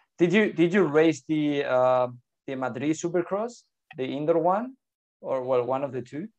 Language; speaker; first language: English; non-native, fluent; Spanish